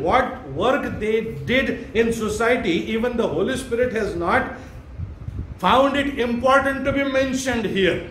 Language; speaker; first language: English; non-native, local second language; Marathi